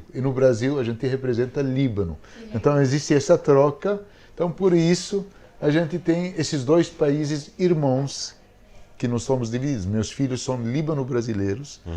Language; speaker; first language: Portuguese; non-native, fluent; Arabic